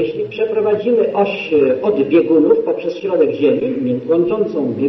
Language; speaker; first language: Polish; native; Polish